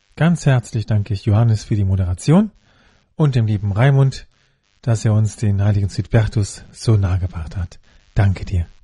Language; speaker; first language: German; native; German